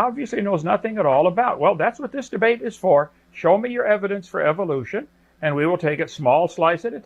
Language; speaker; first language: English; native; English